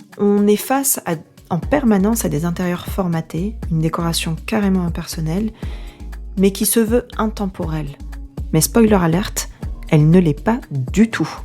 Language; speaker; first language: French; native; French